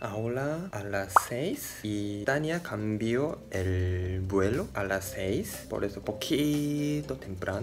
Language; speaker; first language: Spanish; non-native, learner; Japanese